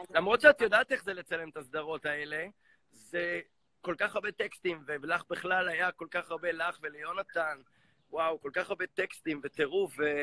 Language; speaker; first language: Hebrew; native; Hebrew